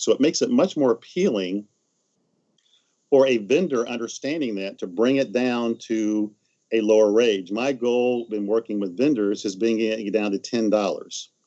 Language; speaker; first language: English; native; English